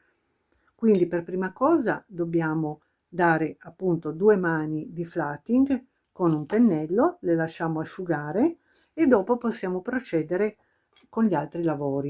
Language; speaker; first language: Italian; native; Italian